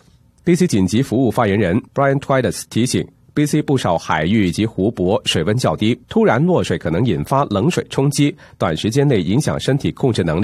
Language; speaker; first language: Chinese; native; Chinese